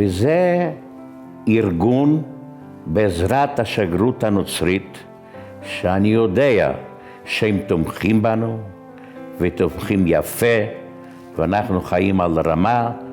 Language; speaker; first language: Hebrew; non-native, fluent; Yiddish